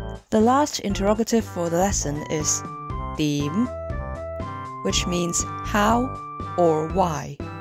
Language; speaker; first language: English; non-native, local second language; Cantonese